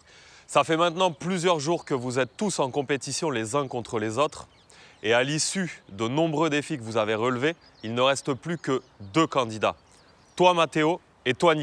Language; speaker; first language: French; native; French